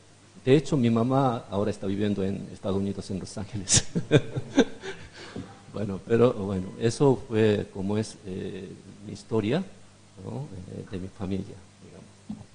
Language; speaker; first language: Spanish; non-native, fluent; Korean